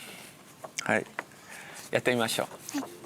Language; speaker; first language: Japanese; non-native, fluent; Korean